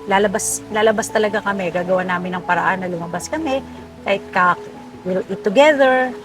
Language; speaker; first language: Filipino; non-native, local second language; Maranao